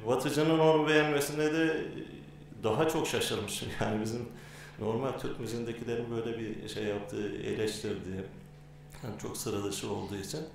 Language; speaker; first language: Turkish; native; Turkish